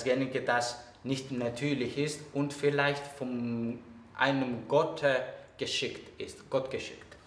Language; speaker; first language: German; non-native, fluent; Greek